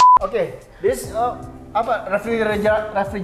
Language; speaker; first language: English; non-native, learner; Indonesian